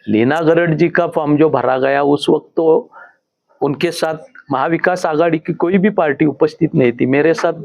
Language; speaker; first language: Hindi; non-native, local second language; Marathi